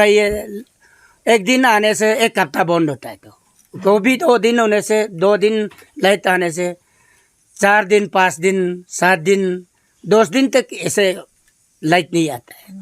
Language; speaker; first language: Hindi; non-native, local second language; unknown